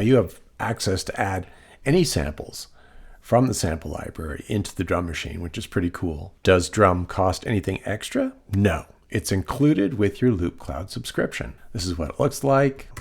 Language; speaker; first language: English; native; English